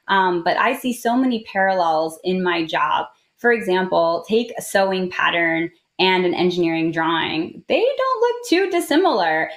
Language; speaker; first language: English; native; English